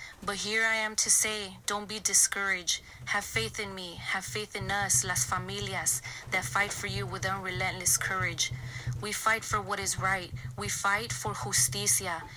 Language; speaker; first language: English; early bilingual, other home language; Spanish